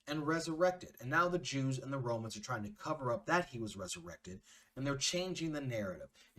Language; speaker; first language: English; native; English